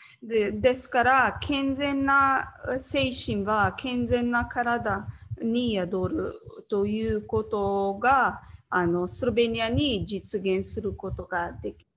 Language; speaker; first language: Japanese; non-native, learner; Slovenian